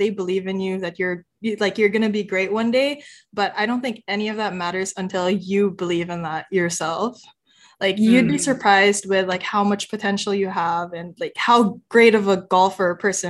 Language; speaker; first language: English; non-native, local second language; Filipino